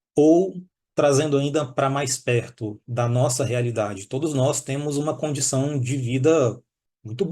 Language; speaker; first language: Portuguese; native; Portuguese